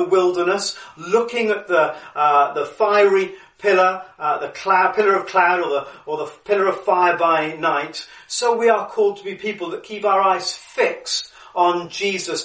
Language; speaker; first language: English; native; English